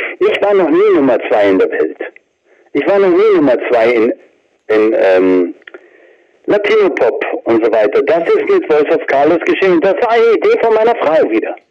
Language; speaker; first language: German; early bilingual, other home language; Italian